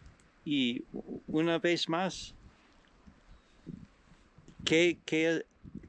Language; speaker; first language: Spanish; non-native, learner; English